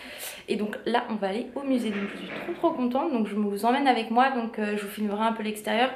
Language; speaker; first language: French; native; French